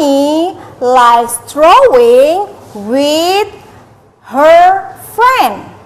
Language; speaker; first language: English; non-native, learner; Indonesian